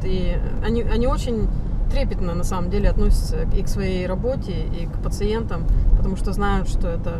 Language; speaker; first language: Russian; native; Russian